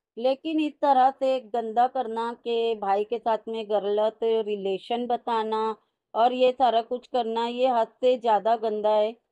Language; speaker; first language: Hindi; native; Hindi